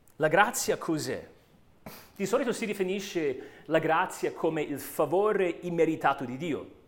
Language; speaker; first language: Italian; non-native, fluent; English